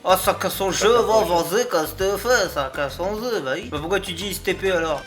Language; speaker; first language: French; native; French